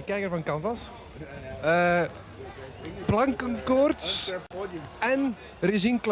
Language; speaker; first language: Dutch; native; Dutch